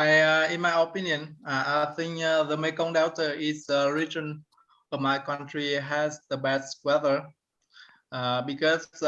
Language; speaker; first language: English; non-native, learner; Vietnamese